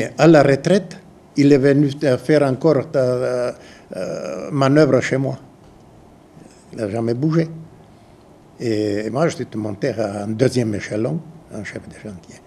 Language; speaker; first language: French; non-native, fluent; Croatian